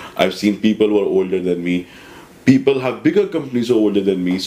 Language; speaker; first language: English; non-native, local second language; Hindi